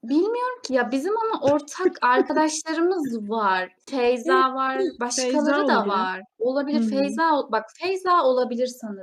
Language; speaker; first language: Turkish; native; Turkish